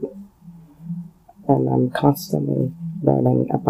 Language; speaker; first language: English; non-native, local second language; Cantonese